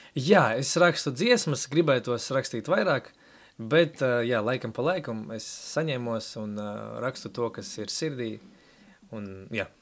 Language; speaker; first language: Latvian; non-native, local second language; Russian